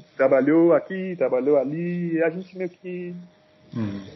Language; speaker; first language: Portuguese; non-native, fluent; French